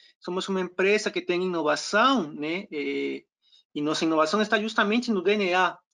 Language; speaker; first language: Portuguese; non-native, fluent; Spanish